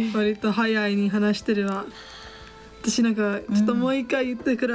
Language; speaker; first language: Japanese; non-native, learner; English